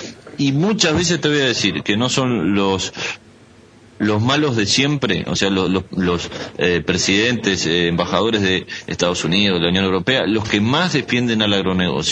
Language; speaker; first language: Spanish; native; Spanish